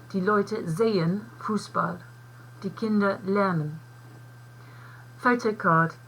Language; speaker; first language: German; non-native, fluent; English